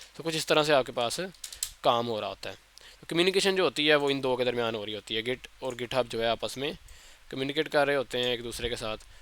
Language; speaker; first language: Urdu; native; Urdu